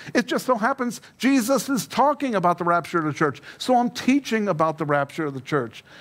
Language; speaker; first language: English; native; English